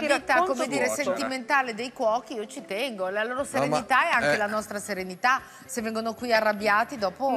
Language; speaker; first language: Italian; native; Italian